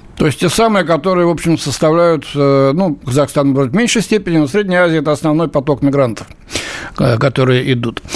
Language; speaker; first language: Russian; native; Russian